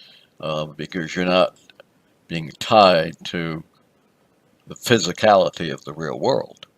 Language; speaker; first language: English; native; English